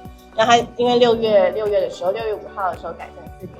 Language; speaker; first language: Chinese; native; Chinese